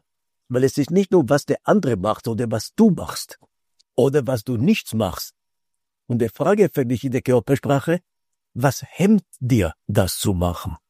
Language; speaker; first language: German; non-native, fluent; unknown